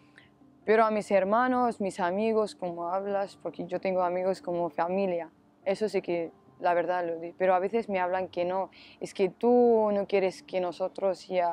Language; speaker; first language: Spanish; non-native, learner; Arabic